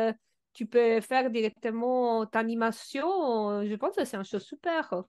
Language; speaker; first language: French; non-native, fluent; Italian